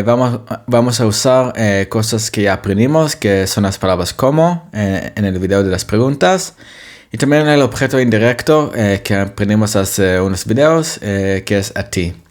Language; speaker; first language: Spanish; non-native, fluent; Hebrew